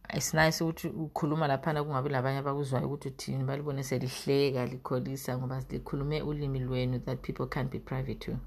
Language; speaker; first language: English; non-native, local second language; North Ndebele